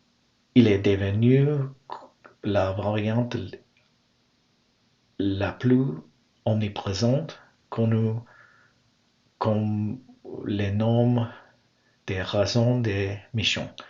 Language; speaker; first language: French; non-native, learner; English